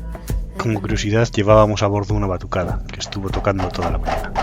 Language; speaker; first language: Spanish; native; Spanish